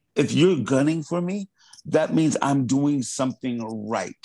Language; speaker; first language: English; native; English